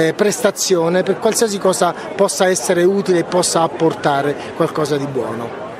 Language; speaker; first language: Italian; native; Italian